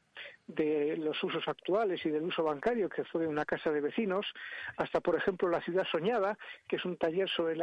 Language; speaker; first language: Spanish; native; Spanish